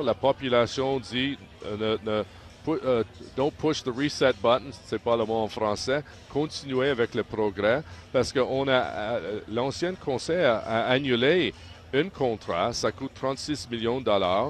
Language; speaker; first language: French; non-native, local second language; English